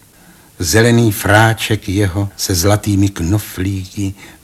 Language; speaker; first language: Czech; native; Czech